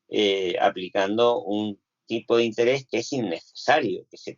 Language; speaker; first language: Spanish; native; Spanish